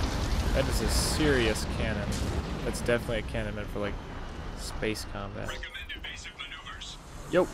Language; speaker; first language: English; native; English